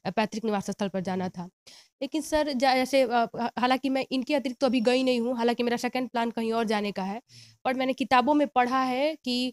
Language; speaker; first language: Hindi; native; Hindi